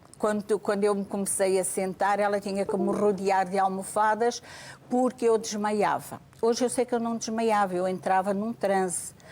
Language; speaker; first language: Portuguese; native; Portuguese